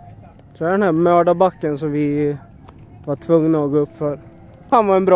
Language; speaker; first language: Swedish; native; Swedish